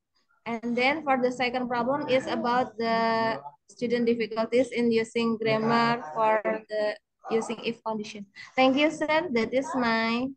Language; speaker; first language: English; non-native, learner; Indonesian